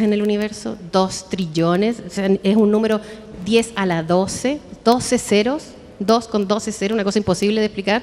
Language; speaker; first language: Spanish; native; Spanish